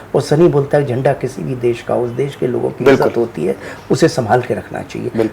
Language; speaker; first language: Hindi; native; Hindi